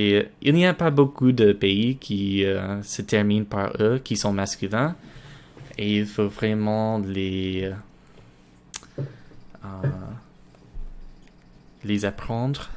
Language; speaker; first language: French; non-native, learner; English